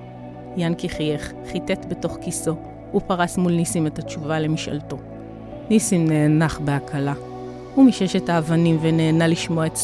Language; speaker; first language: Hebrew; native; Hebrew